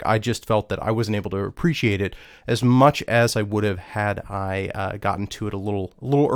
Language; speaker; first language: English; native; English